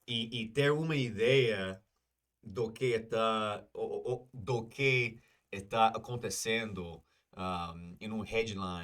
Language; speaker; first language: Portuguese; non-native, fluent; English